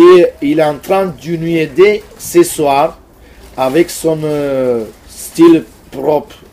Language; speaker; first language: French; non-native, fluent; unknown